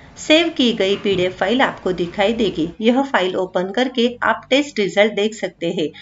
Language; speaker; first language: Hindi; non-native, local second language; Marathi